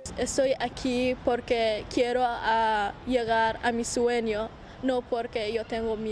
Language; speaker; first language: Spanish; non-native, learner; Persian